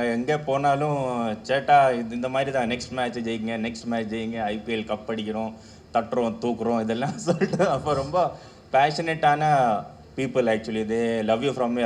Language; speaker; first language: Tamil; non-native, learner; Malayalam